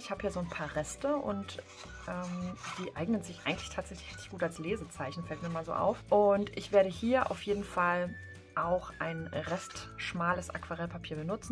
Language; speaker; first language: German; native; German